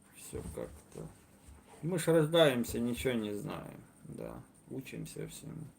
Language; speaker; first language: Russian; native; Russian